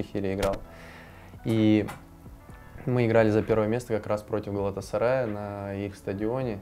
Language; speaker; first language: Russian; native; Russian